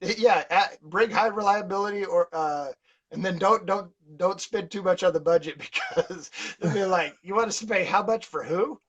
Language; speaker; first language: English; native; English